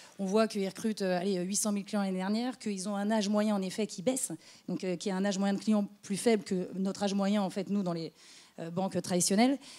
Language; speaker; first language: French; native; French